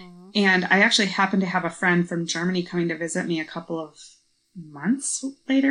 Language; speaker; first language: English; native; English